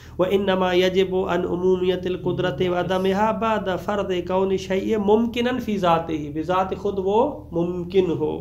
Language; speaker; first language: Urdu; non-native, local second language; Sindhi